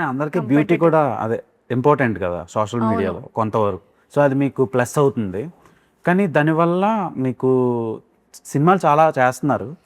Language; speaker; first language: Telugu; native; Telugu